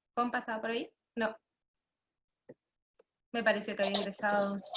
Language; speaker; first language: Spanish; native; Spanish